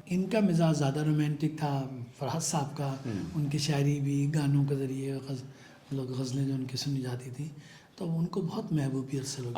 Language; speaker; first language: Urdu; native; Urdu